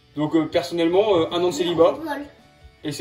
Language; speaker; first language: French; native; French